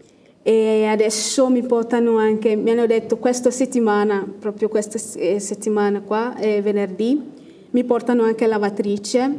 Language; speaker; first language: Italian; non-native, learner; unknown